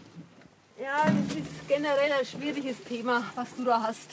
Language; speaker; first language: German; native; German